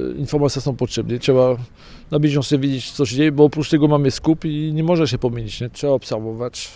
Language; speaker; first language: Polish; non-native, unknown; French